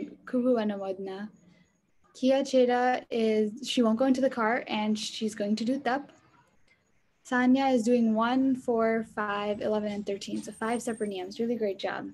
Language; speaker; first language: English; early bilingual, other home language; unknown